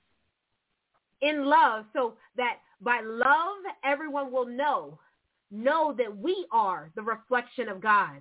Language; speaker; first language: English; native; English